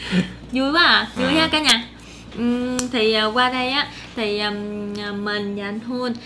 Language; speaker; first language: Vietnamese; native; Vietnamese